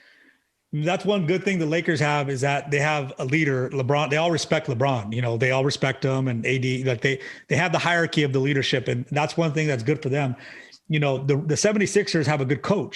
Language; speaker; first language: English; native; English